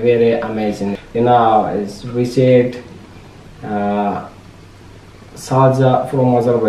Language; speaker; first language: English; non-native, learner; Azerbaijani